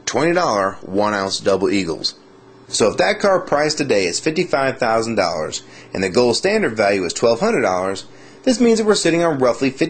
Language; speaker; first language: English; native; English